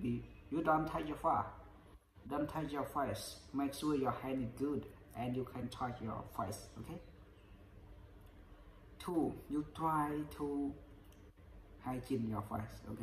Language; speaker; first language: English; non-native, learner; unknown